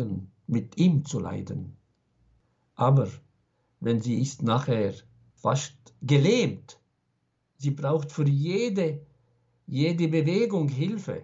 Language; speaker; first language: German; non-native, fluent; Arabic